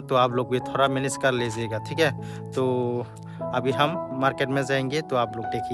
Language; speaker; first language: Hindi; non-native, local second language; Kok Borok